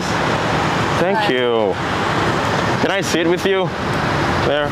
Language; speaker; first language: English; non-native, fluent; Indonesian